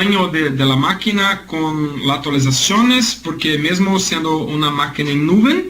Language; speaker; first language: Spanish; non-native, learner; Portuguese